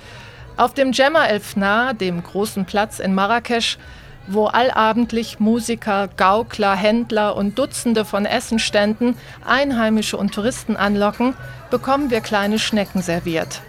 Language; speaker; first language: German; native; German